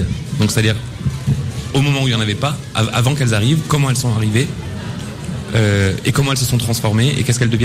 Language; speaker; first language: French; native; French